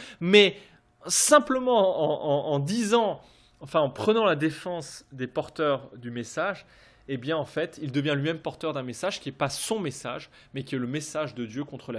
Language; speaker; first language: French; native; French